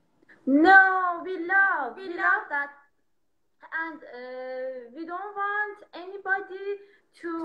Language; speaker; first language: English; non-native, learner; Persian